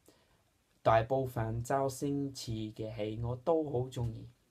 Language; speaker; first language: Cantonese; non-native, fluent; English